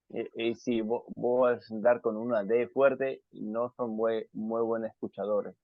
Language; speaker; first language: Spanish; non-native, fluent; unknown